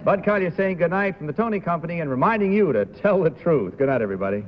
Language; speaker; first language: English; native; English